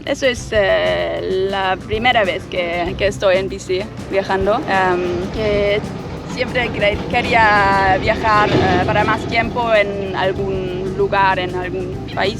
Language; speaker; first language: Spanish; non-native, fluent; German